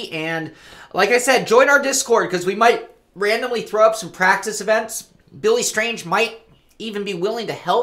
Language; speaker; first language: English; native; English